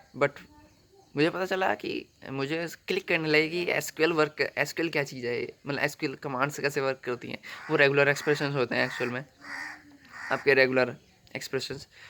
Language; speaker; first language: Hindi; native; Hindi